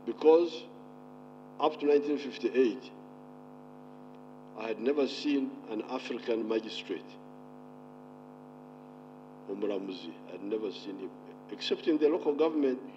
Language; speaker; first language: English; non-native, local second language; Nyankole